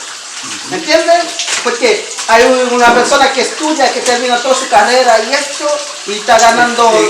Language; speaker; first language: Spanish; non-native, learner; Haitian Creole